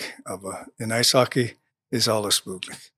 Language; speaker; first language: German; non-native, learner; English